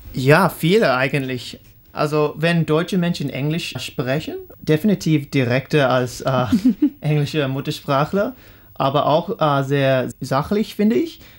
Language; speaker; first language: German; non-native, fluent; English